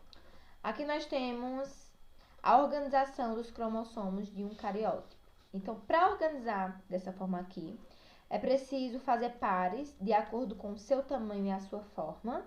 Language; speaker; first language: Portuguese; native; Portuguese